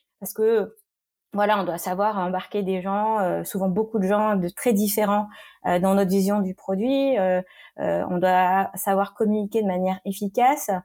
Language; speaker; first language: French; native; French